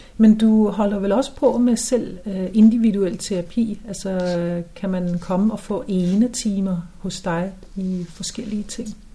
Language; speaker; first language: Danish; native; Danish